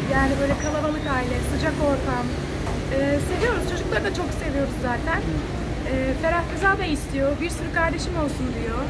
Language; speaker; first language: Turkish; early bilingual, heritage; Turkish